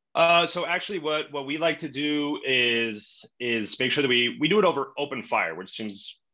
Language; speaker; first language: English; native; English